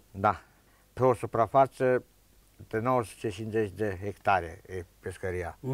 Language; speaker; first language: Romanian; native; Romanian